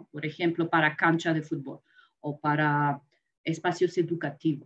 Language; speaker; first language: Spanish; non-native, fluent; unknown